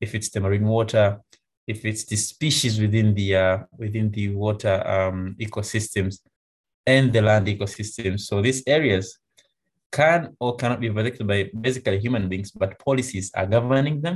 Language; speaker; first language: English; non-native, local second language; Swahili